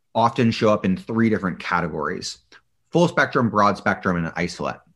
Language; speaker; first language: English; native; English